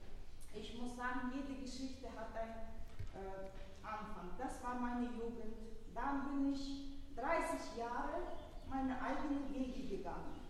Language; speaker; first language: German; early bilingual, other home language; Russian